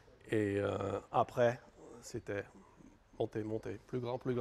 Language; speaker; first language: French; non-native, learner; Dutch